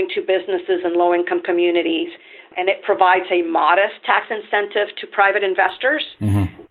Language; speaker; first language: English; non-native, fluent; Spanish